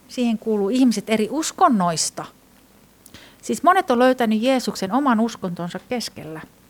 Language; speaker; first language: Finnish; non-native, fluent; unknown